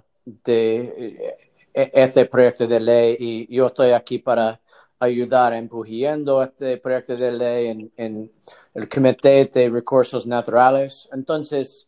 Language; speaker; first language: Spanish; non-native, learner; English